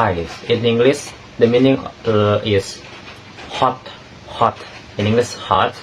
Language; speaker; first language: English; non-native, learner; Indonesian